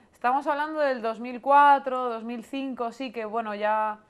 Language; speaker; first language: Spanish; native; Spanish